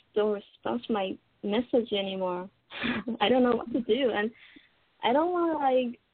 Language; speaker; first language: English; non-native, fluent; Chinese